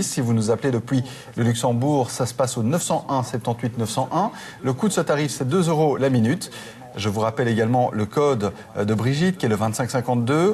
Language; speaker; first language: French; native; French